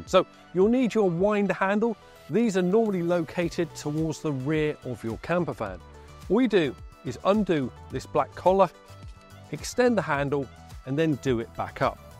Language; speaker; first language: English; native; English